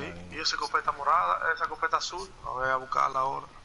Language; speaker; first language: Spanish; early bilingual, heritage; Spanish